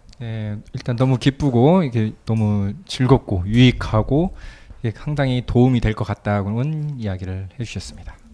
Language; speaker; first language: Korean; native; Korean